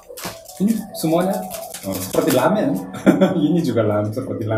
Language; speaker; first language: Indonesian; non-native, learner; Korean